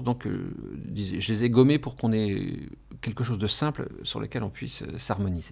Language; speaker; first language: French; native; French